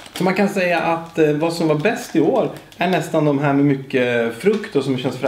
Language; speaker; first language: Swedish; native; Swedish